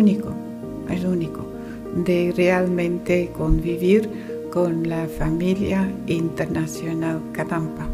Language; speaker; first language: Spanish; non-native, fluent; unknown